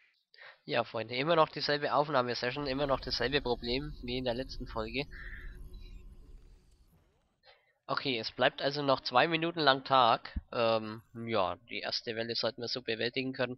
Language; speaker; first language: German; native; German